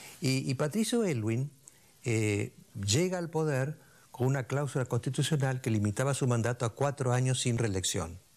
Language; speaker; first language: Spanish; native; Spanish